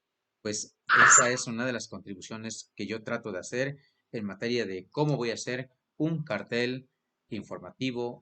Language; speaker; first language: Spanish; native; Spanish